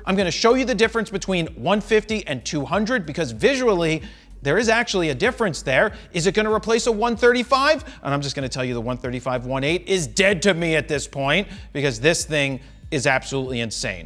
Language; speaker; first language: English; native; English